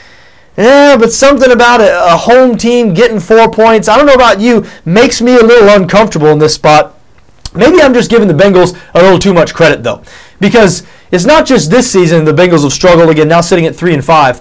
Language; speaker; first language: English; native; English